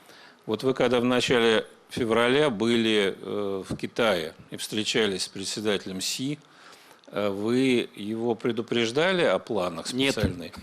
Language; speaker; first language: Russian; native; Russian